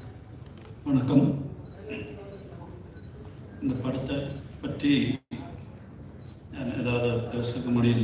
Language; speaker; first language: Tamil; non-native, learner; Malayalam